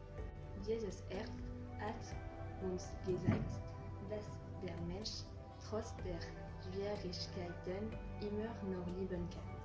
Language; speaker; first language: German; non-native, learner; French